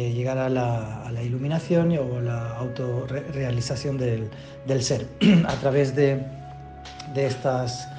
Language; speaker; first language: Spanish; native; Spanish